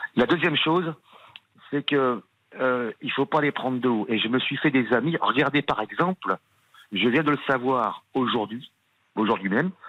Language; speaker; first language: French; native; French